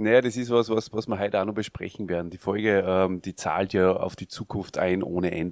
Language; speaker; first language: German; native; German